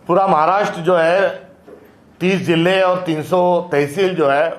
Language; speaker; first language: Hindi; non-native, local second language; Marathi